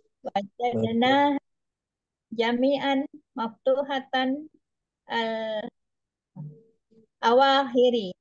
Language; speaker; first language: Arabic; non-native, learner; Indonesian